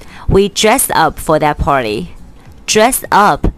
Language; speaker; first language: English; non-native, fluent; Chinese